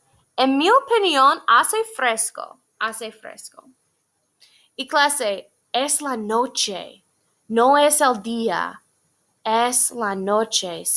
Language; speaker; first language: Spanish; non-native, fluent; English